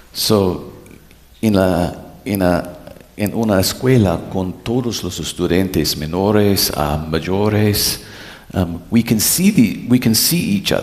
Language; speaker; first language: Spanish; non-native, learner; English